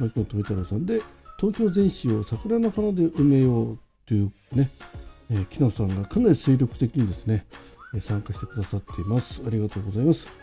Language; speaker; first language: Japanese; native; Japanese